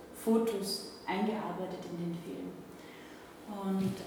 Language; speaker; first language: German; native; German